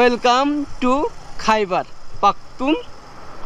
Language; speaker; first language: Hindi; non-native, learner; Bangla